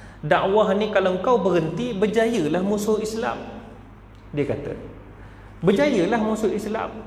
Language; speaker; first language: Malay; native; Malay